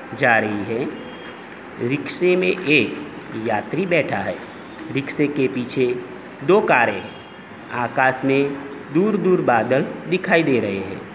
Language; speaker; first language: Hindi; non-native, local second language; Gujarati